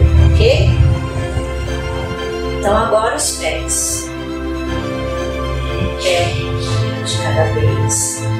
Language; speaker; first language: Portuguese; native; Portuguese